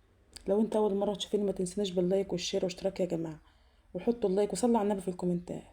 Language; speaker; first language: Arabic; native; Arabic